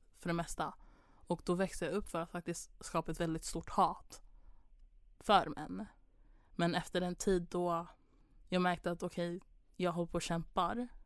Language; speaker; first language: Swedish; early bilingual, other home language; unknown